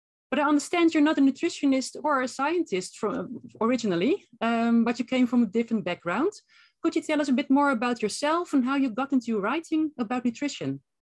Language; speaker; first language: English; non-native, fluent; Dutch